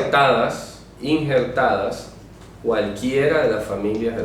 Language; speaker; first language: Spanish; native; Spanish